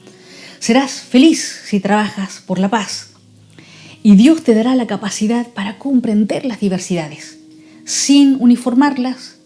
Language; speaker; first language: Spanish; native; Spanish